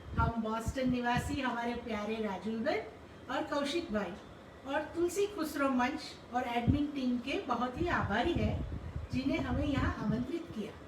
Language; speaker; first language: Hindi; non-native, local second language; Gujarati